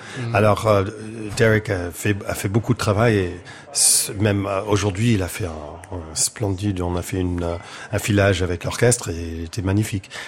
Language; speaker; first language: French; non-native, fluent; English